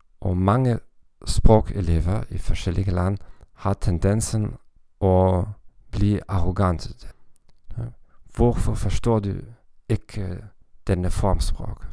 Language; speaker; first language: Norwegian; non-native, learner; German